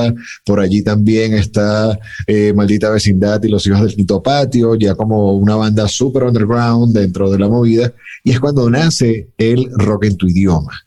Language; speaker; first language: Spanish; native; Spanish